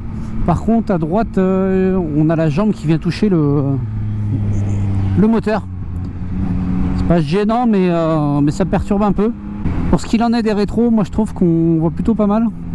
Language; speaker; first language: French; native; French